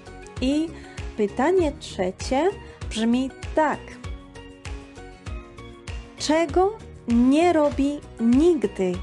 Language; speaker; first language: Polish; non-native, fluent; Georgian